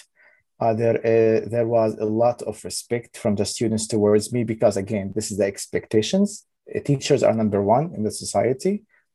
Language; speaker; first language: English; non-native, fluent; Arabic